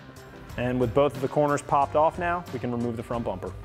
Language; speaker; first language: English; native; English